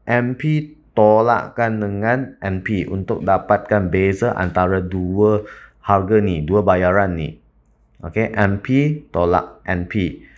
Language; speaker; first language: Malay; non-native, local second language; Chinese